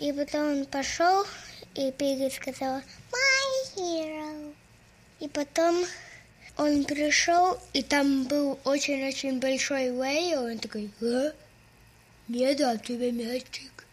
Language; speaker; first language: Russian; early bilingual, heritage; Russian